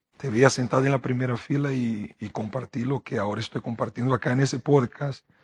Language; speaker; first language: Spanish; non-native, fluent; Portuguese